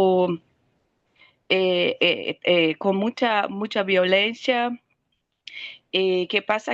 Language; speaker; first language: Spanish; non-native, fluent; Portuguese